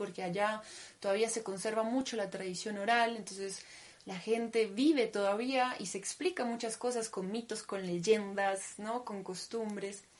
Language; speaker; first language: Spanish; early bilingual, other home language; Russian